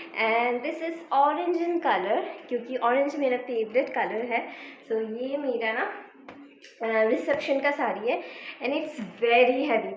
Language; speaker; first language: Hindi; non-native, local second language; Bangla